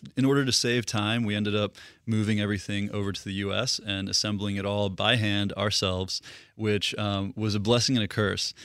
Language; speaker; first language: English; early bilingual, other home language; Russian